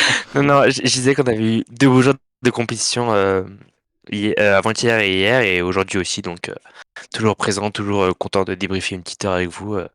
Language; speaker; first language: French; native; French